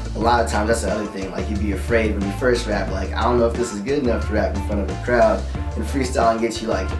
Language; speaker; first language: English; native; English